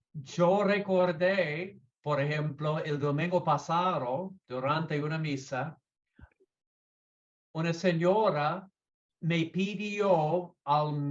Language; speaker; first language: Spanish; non-native, learner; English